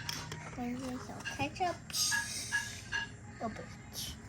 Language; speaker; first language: Chinese; early bilingual, heritage; Chinese